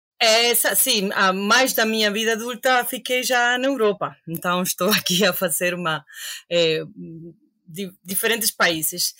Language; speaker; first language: Portuguese; non-native, fluent; Spanish